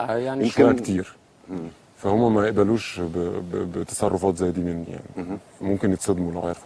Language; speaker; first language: Arabic; native; Arabic